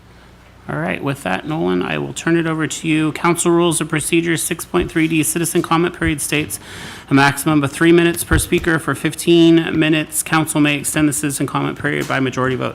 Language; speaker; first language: English; native; English